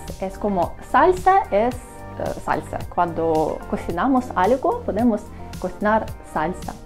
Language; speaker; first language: Spanish; non-native, learner; Russian